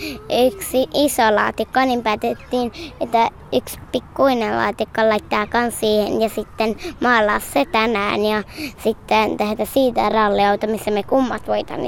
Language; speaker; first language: Finnish; early bilingual, heritage; Finnish